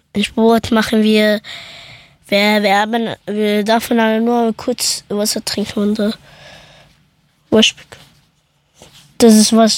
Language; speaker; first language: German; early bilingual, other home language; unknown